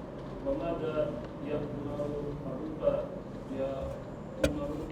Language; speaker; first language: Arabic; non-native, learner; Indonesian